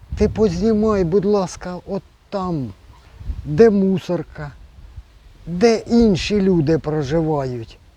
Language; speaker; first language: Ukrainian; native; Ukrainian